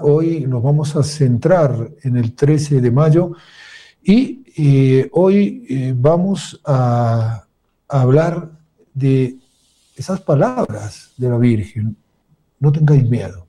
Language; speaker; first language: Spanish; native; Spanish